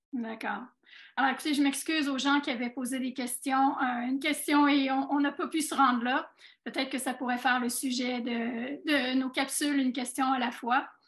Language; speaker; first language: French; native; French